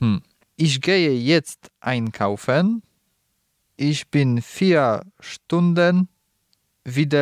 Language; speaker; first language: German; non-native, learner; Polish